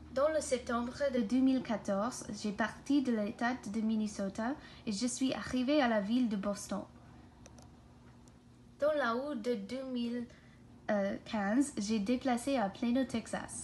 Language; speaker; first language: French; non-native, learner; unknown